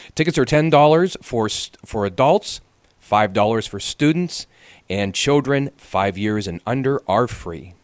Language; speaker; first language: English; native; English